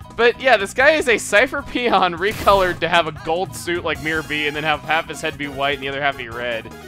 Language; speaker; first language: English; native; English